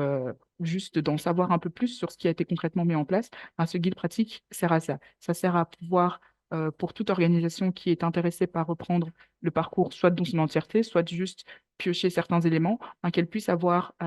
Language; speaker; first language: French; native; French